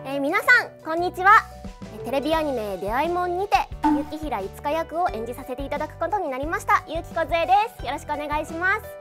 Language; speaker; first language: Japanese; native; Japanese